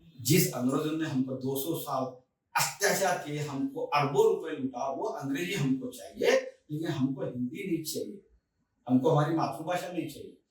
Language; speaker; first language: Hindi; native; Hindi